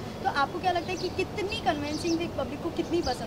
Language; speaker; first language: Hindi; native; Hindi